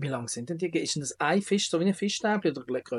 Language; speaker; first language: German; native; German